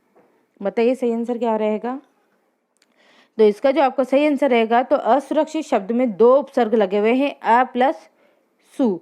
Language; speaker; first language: Hindi; native; Hindi